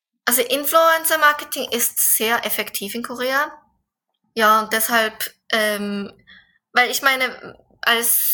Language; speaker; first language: German; non-native, fluent; Korean